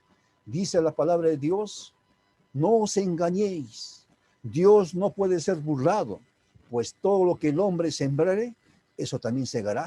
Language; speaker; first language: Spanish; native; Spanish